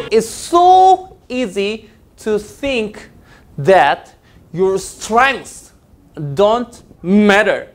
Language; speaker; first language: English; non-native, fluent; Korean